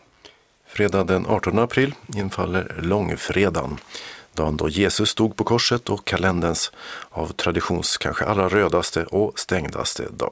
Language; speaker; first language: Swedish; native; Swedish